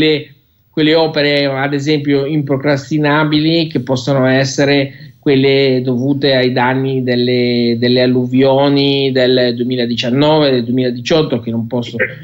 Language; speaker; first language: Italian; native; Italian